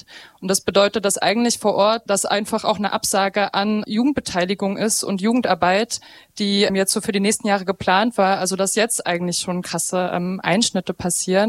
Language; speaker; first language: German; native; German